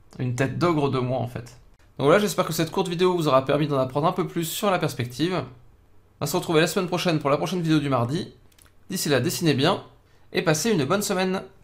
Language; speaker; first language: French; native; French